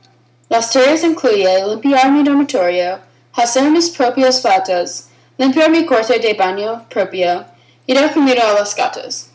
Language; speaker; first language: Spanish; non-native, learner; English